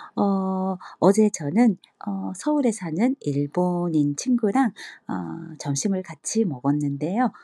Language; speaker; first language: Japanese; native; Japanese